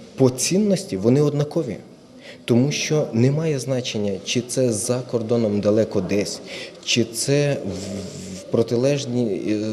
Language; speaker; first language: Ukrainian; native; Ukrainian